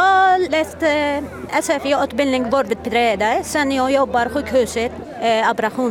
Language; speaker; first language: Swedish; non-native, learner; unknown